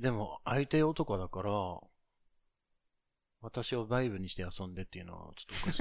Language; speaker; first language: Japanese; non-native, fluent; English